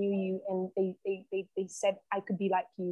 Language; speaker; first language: English; native; English